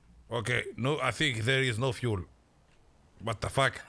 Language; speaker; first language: English; non-native, fluent; French